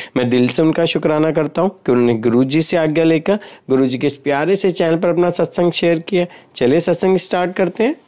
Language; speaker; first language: Hindi; native; Hindi